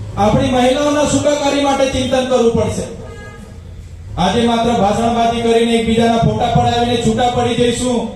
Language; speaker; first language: Gujarati; non-native, local second language; Vasavi